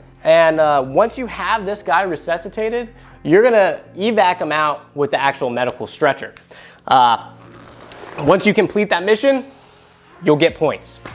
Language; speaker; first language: English; native; English